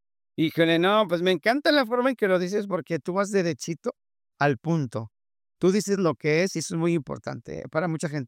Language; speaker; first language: Spanish; native; Spanish